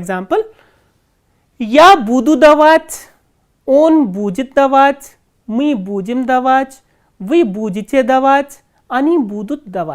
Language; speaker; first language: Russian; non-native, fluent; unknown